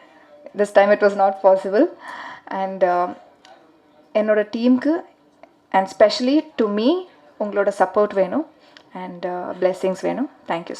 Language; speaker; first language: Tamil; non-native, learner; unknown